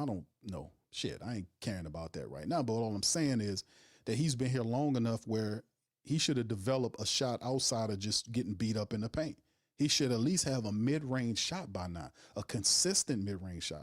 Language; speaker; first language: English; native; English